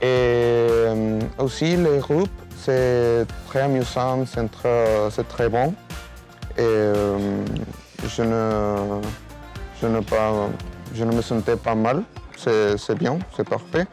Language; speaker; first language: French; non-native, fluent; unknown